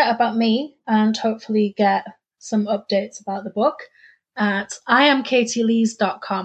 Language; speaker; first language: English; native; English